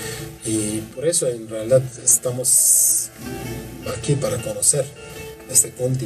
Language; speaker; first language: Spanish; non-native, learner; Kurdish